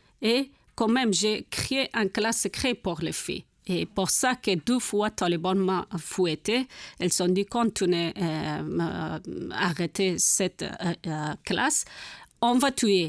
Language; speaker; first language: French; non-native, learner; Persian